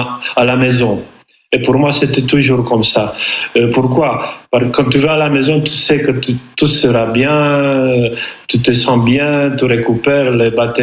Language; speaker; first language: French; non-native, fluent; Romanian